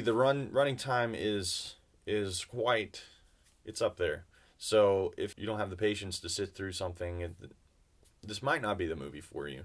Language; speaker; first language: English; native; English